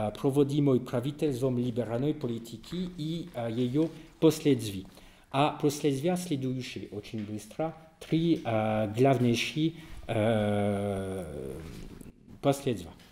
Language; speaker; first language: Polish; non-native, learner; French